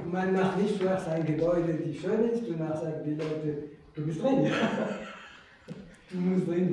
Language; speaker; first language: German; non-native, learner; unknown